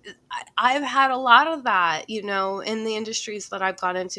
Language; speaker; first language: English; native; English